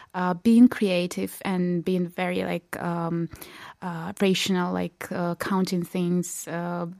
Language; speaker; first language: English; non-native, fluent; Belarusian